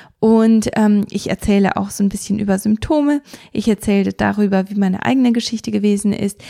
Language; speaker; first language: German; early bilingual, other home language; Russian